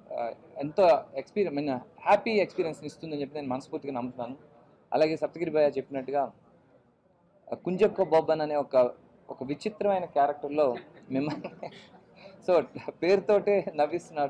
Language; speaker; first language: Telugu; native; Telugu